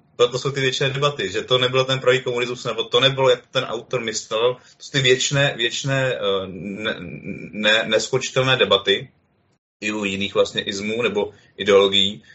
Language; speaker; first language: Czech; native; Czech